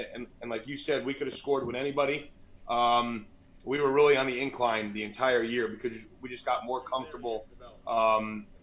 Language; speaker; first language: English; native; English